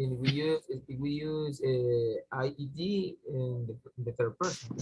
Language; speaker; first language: English; non-native, learner; Spanish